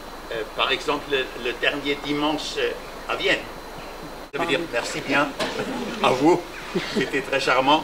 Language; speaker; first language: French; non-native, learner; German